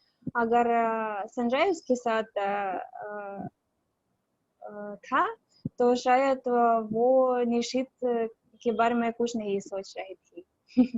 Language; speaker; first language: Hindi; non-native, learner; Russian